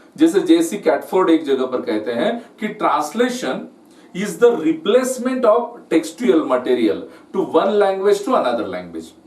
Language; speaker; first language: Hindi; non-native, local second language; Marathi